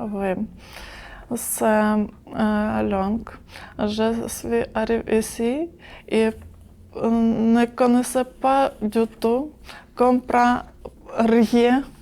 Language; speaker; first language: French; non-native, learner; Ukrainian